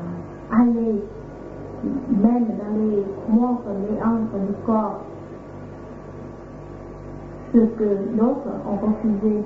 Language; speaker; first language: French; non-native, fluent; Vietnamese